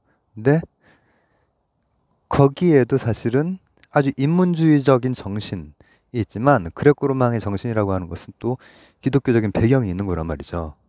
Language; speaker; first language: Korean; native; Korean